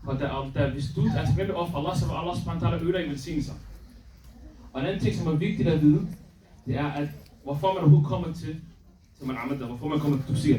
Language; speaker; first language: Danish; early bilingual, other home language; Somali